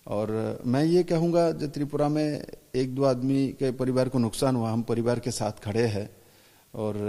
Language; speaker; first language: Hindi; non-native, local second language; Bangla